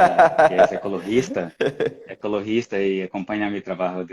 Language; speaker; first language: Spanish; non-native, fluent; Portuguese